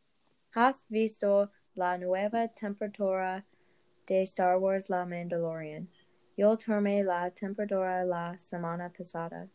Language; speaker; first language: Spanish; non-native, learner; English